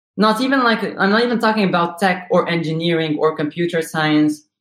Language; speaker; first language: English; non-native, fluent; Arabic